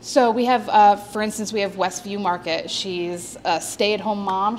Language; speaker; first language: English; native; English